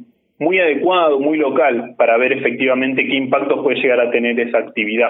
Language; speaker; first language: Spanish; native; Spanish